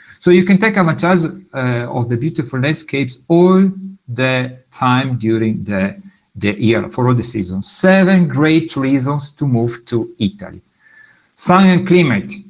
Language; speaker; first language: English; non-native, fluent; Italian